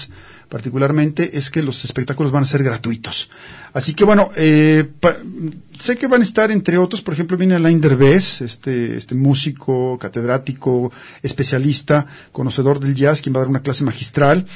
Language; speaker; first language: Spanish; native; Spanish